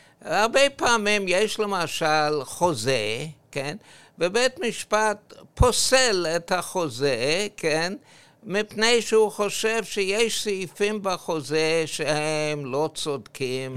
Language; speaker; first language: Hebrew; non-native, fluent; English